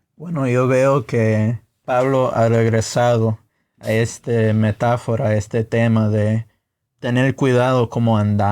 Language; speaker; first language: Spanish; non-native, fluent; English